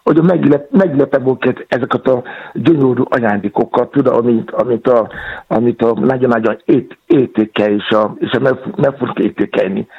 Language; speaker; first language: Hungarian; non-native, fluent; Yoruba